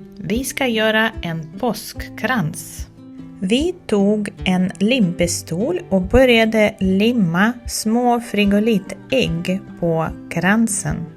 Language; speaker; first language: Swedish; non-native, fluent; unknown